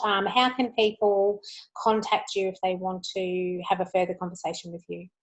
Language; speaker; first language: English; native; English